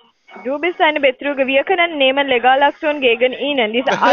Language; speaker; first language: German; non-native, learner; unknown